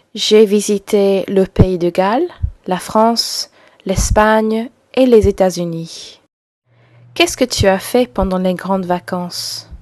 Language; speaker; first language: French; non-native, fluent; English